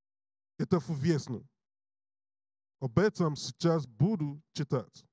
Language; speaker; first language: Russian; non-native, learner; English